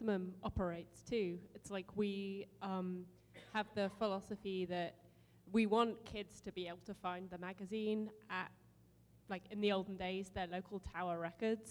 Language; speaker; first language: English; native; English